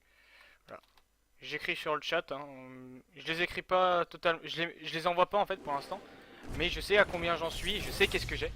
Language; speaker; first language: French; native; French